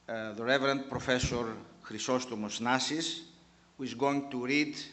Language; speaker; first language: English; non-native, fluent; Greek